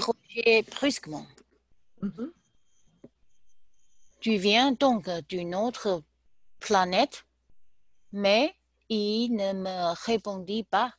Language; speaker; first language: French; non-native, learner; Chinese